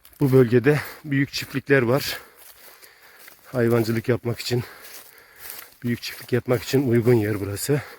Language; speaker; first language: Turkish; native; Turkish